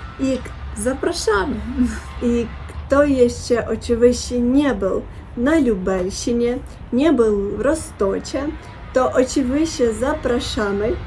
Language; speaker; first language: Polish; non-native, learner; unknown